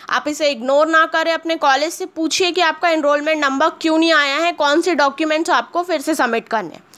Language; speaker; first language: Hindi; native; Hindi